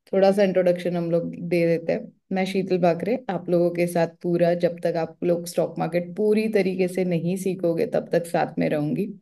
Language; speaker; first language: Hindi; non-native, local second language; Marathi